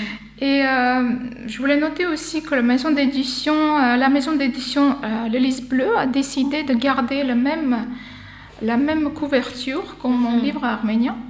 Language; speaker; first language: French; non-native, fluent; Armenian